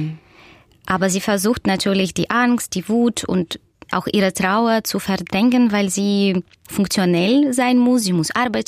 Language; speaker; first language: German; non-native, fluent; Russian